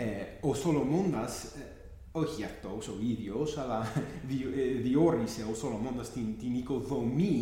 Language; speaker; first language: Greek; non-native, fluent; English